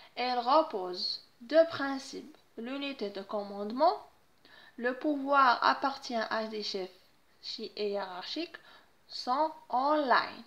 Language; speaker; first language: French; non-native, local second language; Arabic